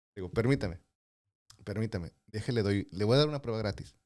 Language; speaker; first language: Spanish; early bilingual, other home language; English